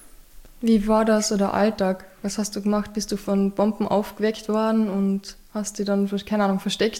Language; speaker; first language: German; native; German